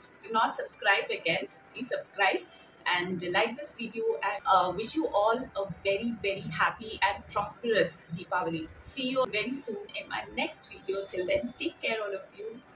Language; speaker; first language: English; non-native, local second language; Kannada